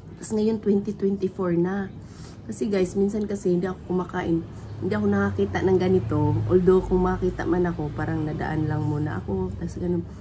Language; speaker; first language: Filipino; non-native, local second language; Cebuano